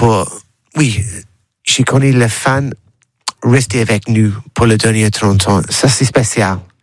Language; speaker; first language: French; non-native, learner; English